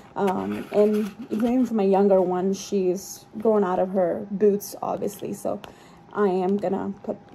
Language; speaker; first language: English; non-native, local second language; Urdu